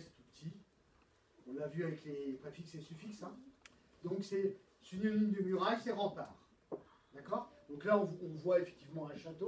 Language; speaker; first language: French; native; French